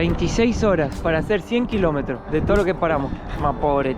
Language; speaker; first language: Spanish; native; Spanish